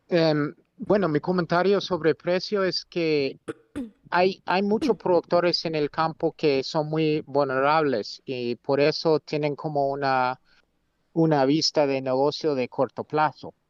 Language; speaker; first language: Spanish; non-native, fluent; English